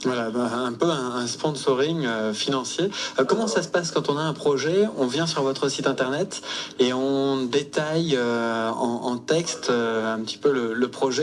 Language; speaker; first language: French; native; French